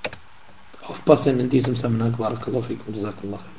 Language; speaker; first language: German; non-native, fluent; Arabic